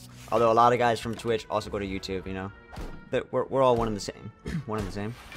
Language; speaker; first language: English; native; English